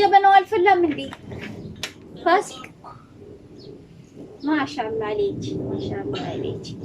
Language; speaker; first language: Arabic; non-native, learner; Amharic